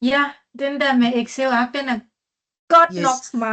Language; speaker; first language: Danish; non-native, learner; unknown